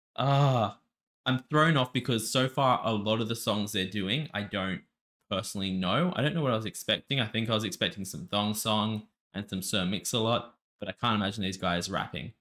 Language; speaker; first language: English; native; English